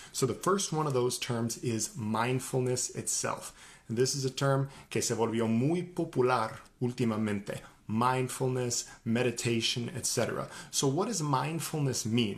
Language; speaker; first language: English; native; English